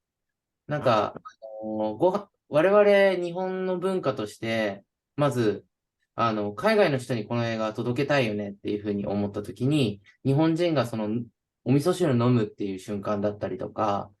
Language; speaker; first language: Japanese; native; Japanese